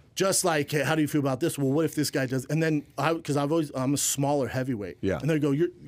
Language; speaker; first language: English; native; English